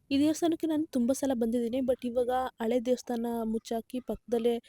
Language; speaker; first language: Kannada; native; Kannada